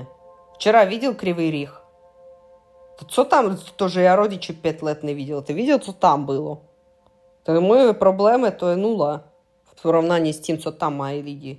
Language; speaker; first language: Czech; non-native, fluent; Russian